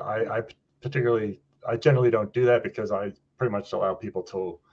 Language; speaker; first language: English; native; English